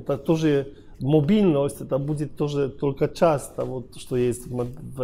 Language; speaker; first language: Russian; non-native, learner; Polish